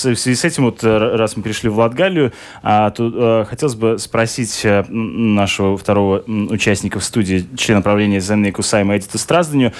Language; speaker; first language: Russian; native; Russian